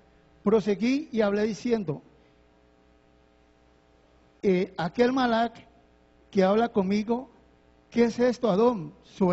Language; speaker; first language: Spanish; native; Spanish